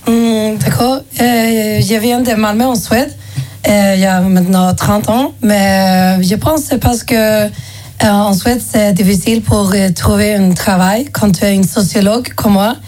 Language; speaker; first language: French; non-native, fluent; Swedish